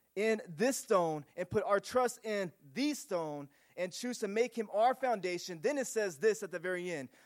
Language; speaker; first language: English; native; English